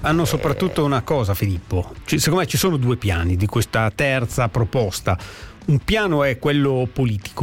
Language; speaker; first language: Italian; native; Italian